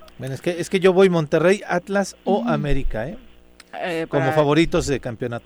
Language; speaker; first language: Spanish; native; Spanish